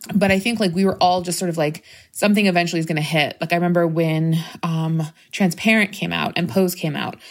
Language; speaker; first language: English; native; English